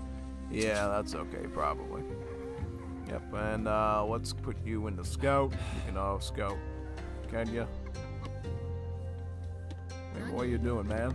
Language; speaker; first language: English; native; English